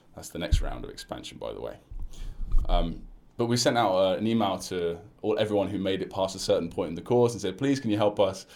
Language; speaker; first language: English; native; English